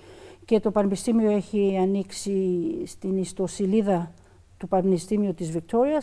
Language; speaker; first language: Greek; early bilingual, other home language; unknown